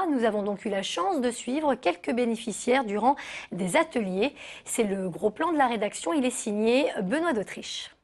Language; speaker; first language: French; native; French